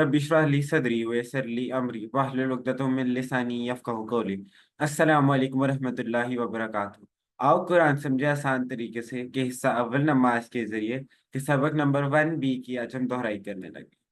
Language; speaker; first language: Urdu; native; Urdu